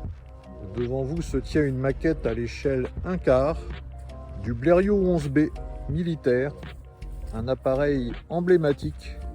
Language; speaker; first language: French; native; French